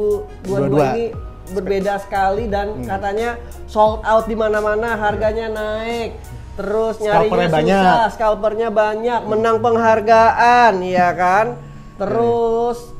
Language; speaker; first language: Indonesian; native; Indonesian